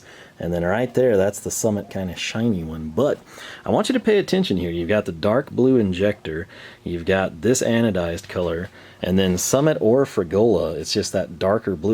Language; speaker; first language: English; native; English